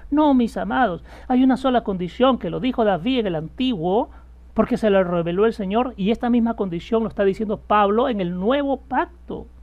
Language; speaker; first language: Spanish; native; Spanish